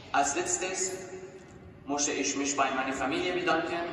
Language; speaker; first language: German; non-native, fluent; Arabic